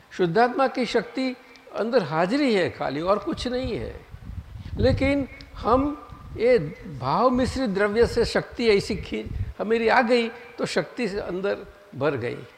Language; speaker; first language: Hindi; non-native, local second language; Gujarati